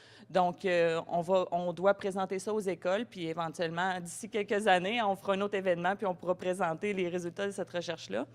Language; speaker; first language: French; native; French